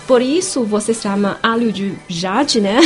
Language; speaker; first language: Portuguese; non-native, fluent; Chinese